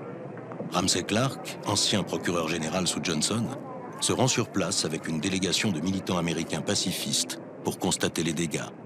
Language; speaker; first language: French; native; French